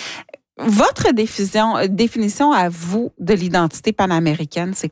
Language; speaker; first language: French; native; French